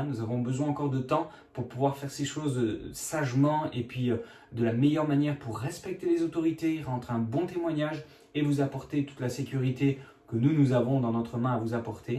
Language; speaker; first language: French; native; French